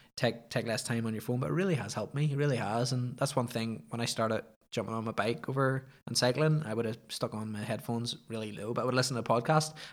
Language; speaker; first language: English; native; English